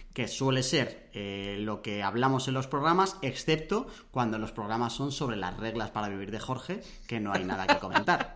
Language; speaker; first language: Spanish; native; Spanish